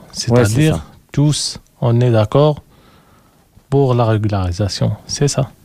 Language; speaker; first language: French; non-native, learner; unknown